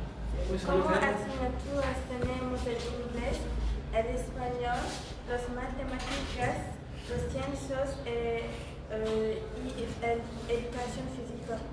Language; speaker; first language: Spanish; non-native, learner; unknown